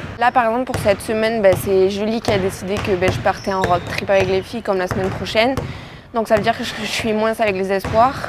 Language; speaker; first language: French; native; French